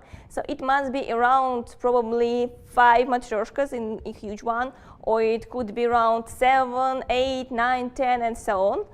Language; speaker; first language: English; non-native, fluent; Russian